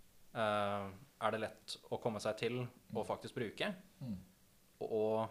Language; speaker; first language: Norwegian; native; Norwegian